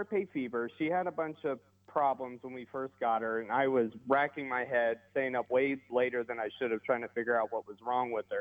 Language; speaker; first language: English; native; English